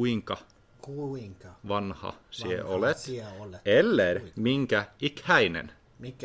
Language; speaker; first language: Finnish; non-native, learner; Norwegian